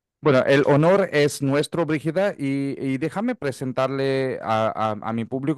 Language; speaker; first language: Spanish; non-native, fluent; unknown